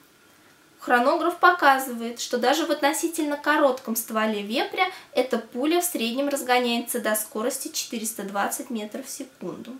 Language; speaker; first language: Russian; native; Russian